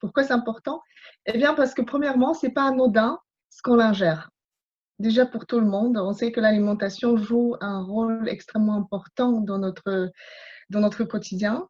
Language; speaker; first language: French; non-native, fluent; Polish